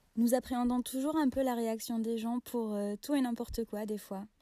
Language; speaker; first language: French; non-native, local second language; Arabic